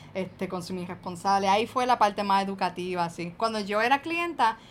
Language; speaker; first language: Spanish; early bilingual, heritage; Spanish